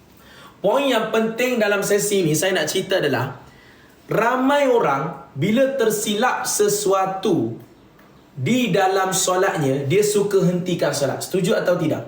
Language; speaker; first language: Malay; native; Malay